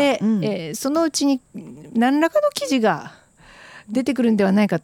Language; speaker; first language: Japanese; native; Japanese